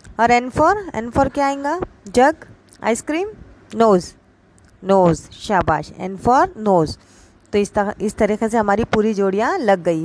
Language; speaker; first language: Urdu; native; Urdu